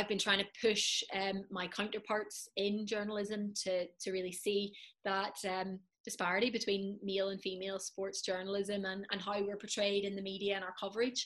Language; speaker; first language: English; native; English